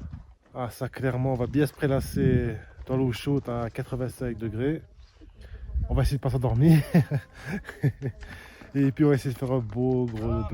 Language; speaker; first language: French; native; French